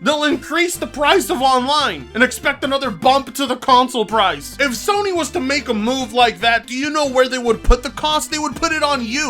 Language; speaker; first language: English; native; English